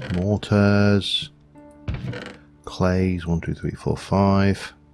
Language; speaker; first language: English; native; English